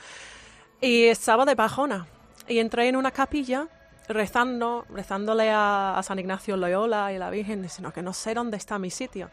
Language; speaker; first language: Spanish; non-native, fluent; English